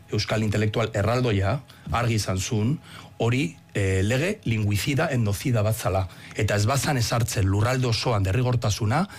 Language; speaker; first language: Basque; non-native, local second language; Spanish